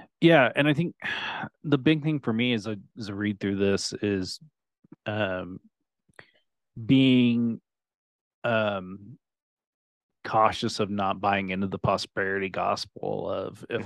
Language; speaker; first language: English; native; English